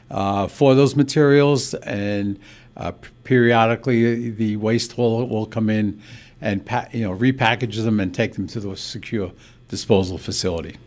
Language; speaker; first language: English; native; English